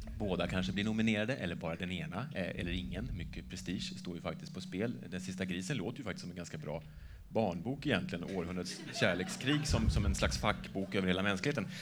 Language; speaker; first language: Swedish; native; Swedish